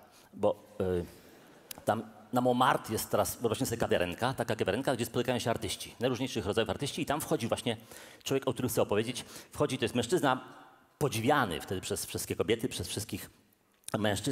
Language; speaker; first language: Polish; native; Polish